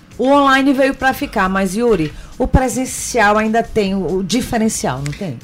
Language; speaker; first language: Portuguese; native; Portuguese